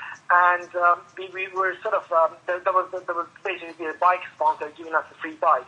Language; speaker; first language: English; non-native, fluent; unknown